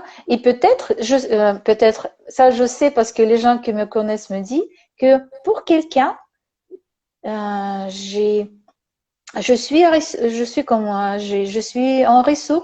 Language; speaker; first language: French; non-native, learner; Russian